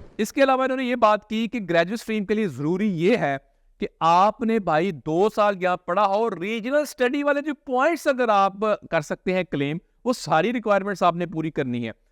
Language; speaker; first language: Urdu; non-native, local second language; Punjabi